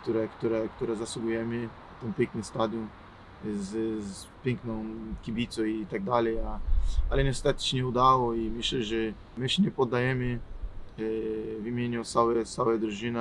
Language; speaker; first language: Polish; non-native, learner; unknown